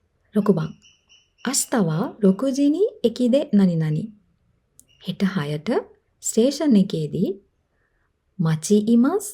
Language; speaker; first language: Japanese; non-native, fluent; Sinhala